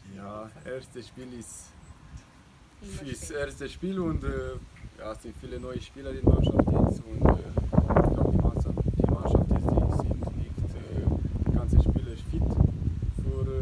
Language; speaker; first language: German; non-native, learner; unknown